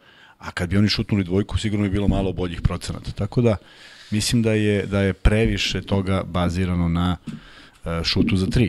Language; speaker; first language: Serbian; native; Serbian